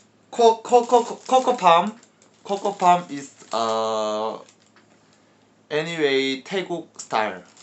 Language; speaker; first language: English; non-native, learner; Korean